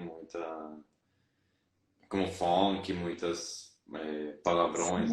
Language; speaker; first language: Portuguese; non-native, fluent; Spanish